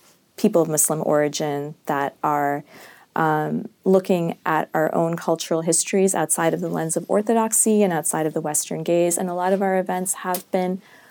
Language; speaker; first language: English; non-native, local second language; Urdu